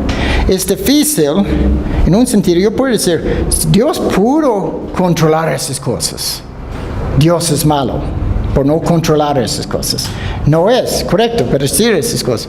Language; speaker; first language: Spanish; non-native, fluent; Dutch